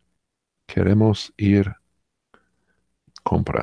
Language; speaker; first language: Spanish; non-native, learner; English